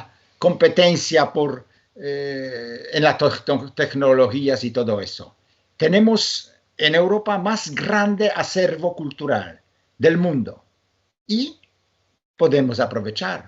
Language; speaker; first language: Spanish; non-native, fluent; Polish